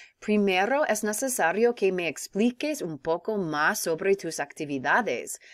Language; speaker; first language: Spanish; non-native, fluent; English